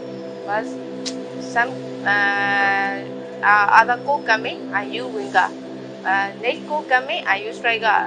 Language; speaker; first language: English; non-native, learner; Burmese